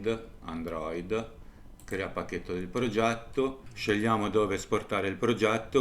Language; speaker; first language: Italian; native; Italian